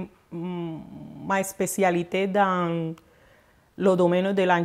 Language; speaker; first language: French; non-native, fluent; Spanish